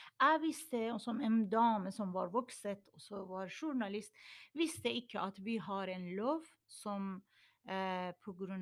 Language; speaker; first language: Norwegian; non-native, learner; Persian